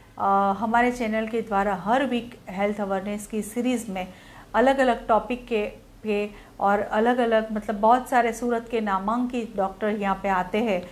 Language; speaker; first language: Hindi; non-native, local second language; Gujarati